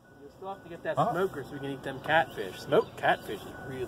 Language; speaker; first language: English; native; English